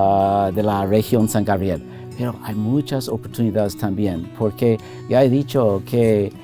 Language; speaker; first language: Spanish; non-native, fluent; English